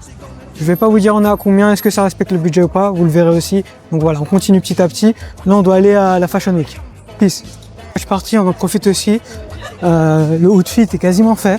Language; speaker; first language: French; native; French